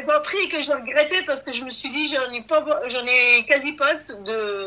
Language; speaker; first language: French; native; French